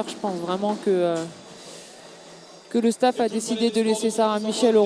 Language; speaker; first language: French; native; French